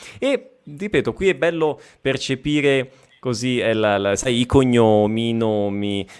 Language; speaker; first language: Italian; native; Italian